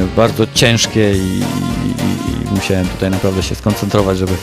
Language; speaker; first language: Polish; native; Polish